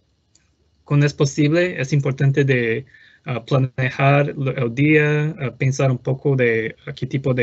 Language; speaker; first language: Spanish; non-native, fluent; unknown